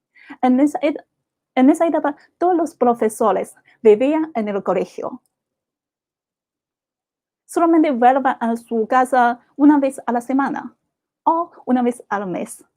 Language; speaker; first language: Spanish; non-native, fluent; Chinese